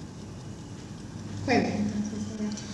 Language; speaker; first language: Spanish; native; Spanish